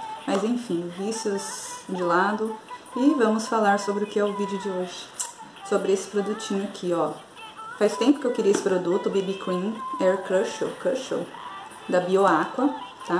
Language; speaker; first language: Portuguese; native; Portuguese